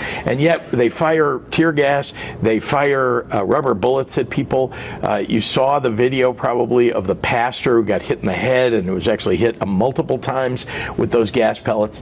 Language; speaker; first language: English; native; English